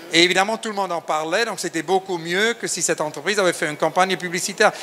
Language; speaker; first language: French; native; French